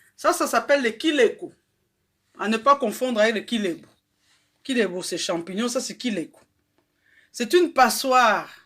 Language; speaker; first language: French; non-native, local second language; Lingala